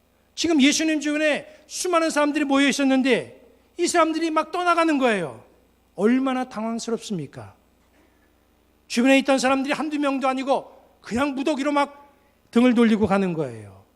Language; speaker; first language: Korean; native; Korean